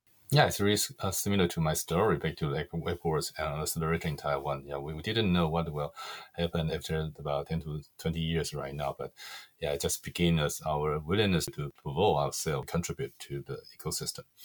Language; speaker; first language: English; non-native, fluent; Chinese